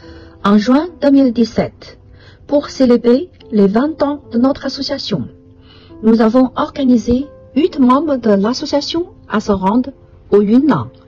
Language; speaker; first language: French; non-native, fluent; Chinese